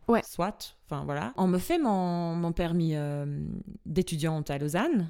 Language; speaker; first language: French; non-native, fluent; Albanian